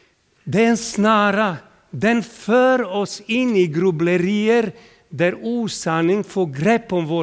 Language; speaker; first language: Swedish; non-native, fluent; Serbian